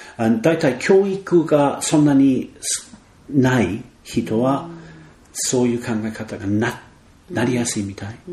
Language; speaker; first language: Japanese; non-native, fluent; English